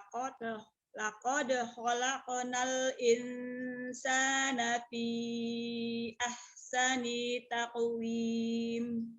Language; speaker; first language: Arabic; non-native, learner; Indonesian